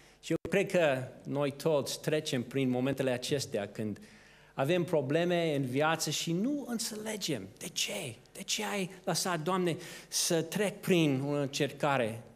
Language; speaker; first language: Romanian; non-native, fluent; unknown